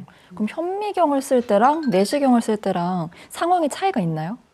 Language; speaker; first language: Korean; native; Korean